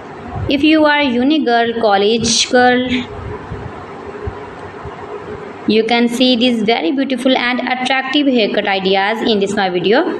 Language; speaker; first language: English; non-native, learner; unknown